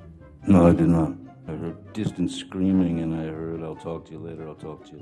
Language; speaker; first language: English; native; English